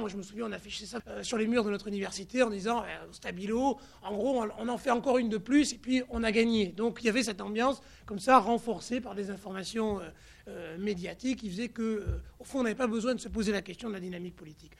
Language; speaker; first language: French; native; French